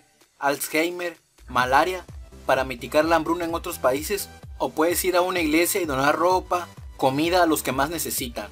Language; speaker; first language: Spanish; native; Spanish